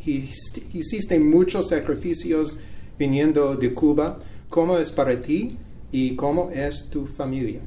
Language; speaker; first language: Spanish; non-native, learner; English